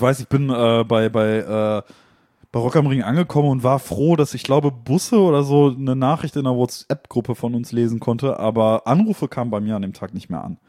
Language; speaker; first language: German; native; German